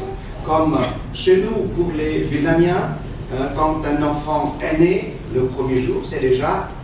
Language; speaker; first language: French; non-native, fluent; Vietnamese